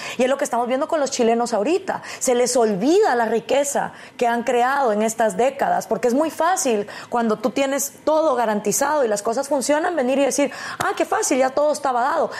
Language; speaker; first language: Spanish; native; Spanish